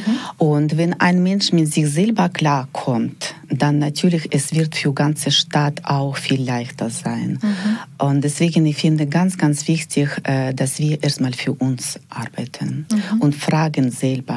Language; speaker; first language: German; non-native, fluent; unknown